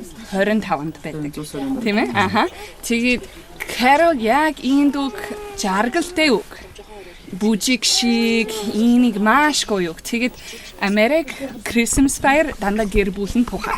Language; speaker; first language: Mongolian; non-native, learner; English